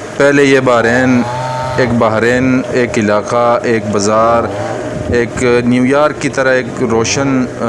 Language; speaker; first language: Urdu; non-native, local second language; Pashto